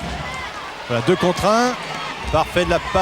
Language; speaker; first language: French; native; French